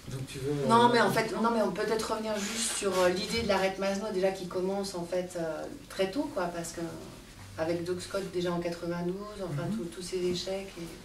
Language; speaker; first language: French; native; French